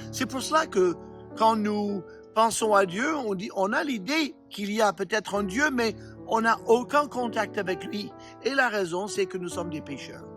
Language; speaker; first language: French; non-native, fluent; English